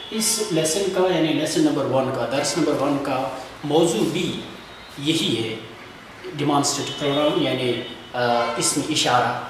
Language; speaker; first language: Urdu; non-native, local second language; Kashmiri